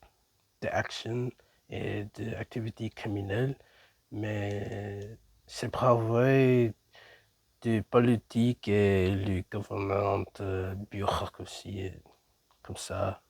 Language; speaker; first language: French; non-native, learner; English